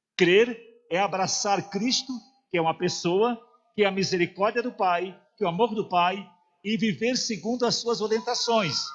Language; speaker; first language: Portuguese; native; Portuguese